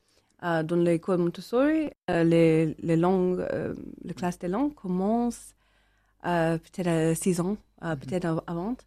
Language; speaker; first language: French; non-native, learner; English